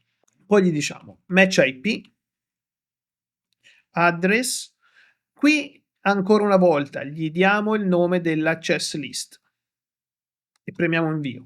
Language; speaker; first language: Italian; native; Italian